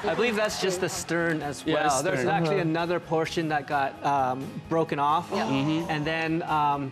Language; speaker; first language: English; native; English